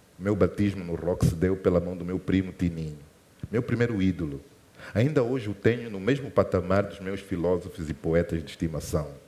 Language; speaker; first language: Portuguese; native; Portuguese